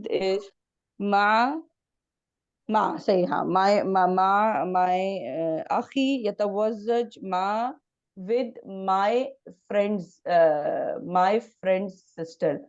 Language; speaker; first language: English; non-native, learner; Arabic